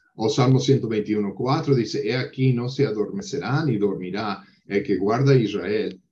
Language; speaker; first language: Spanish; non-native, fluent; English